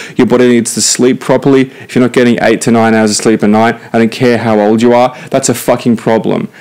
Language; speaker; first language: English; native; English